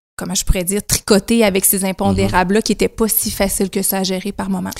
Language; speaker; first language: French; native; French